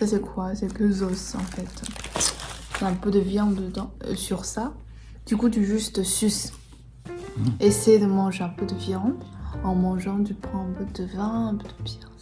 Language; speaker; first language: French; non-native, learner; Chinese